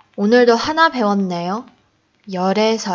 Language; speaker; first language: Korean; non-native, fluent; Chinese